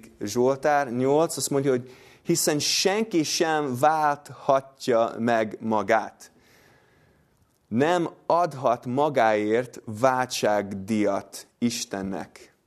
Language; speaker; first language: Hungarian; non-native, fluent; English